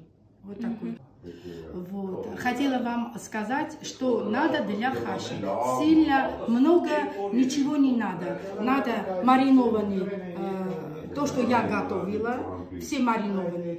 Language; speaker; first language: Russian; non-native, local second language; Armenian